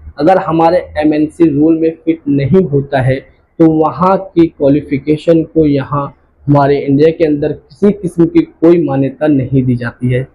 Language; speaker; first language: Hindi; native; Hindi